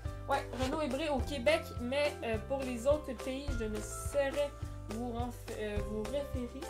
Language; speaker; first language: French; native; French